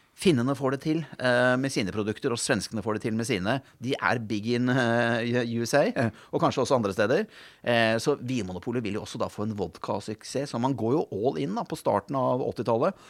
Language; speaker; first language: Norwegian; native; Norwegian